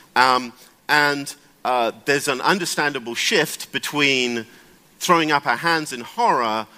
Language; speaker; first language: English; native; English